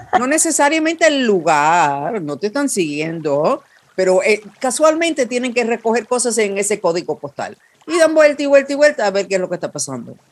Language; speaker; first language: Spanish; non-native, fluent; English